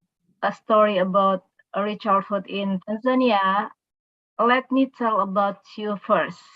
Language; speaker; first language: English; non-native, local second language; Indonesian